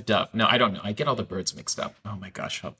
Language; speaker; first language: English; non-native, fluent; Persian